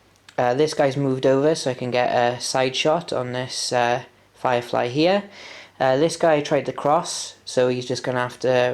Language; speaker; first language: English; native; English